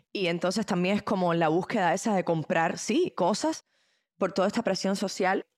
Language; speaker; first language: Spanish; native; Spanish